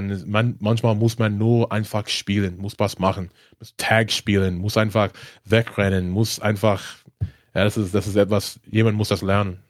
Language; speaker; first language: German; non-native, learner; English